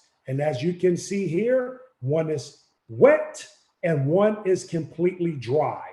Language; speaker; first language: English; native; English